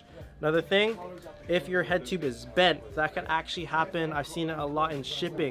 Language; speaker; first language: English; native; English